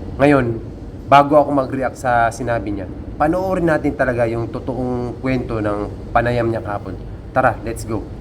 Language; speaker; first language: Filipino; native; Filipino